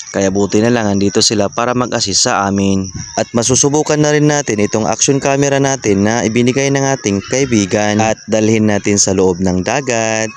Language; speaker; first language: Filipino; non-native, local second language; Cebuano